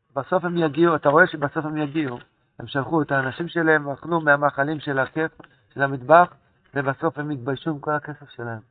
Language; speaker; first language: Hebrew; non-native, fluent; Yiddish